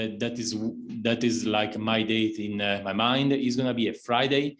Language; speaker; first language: English; non-native, fluent; Italian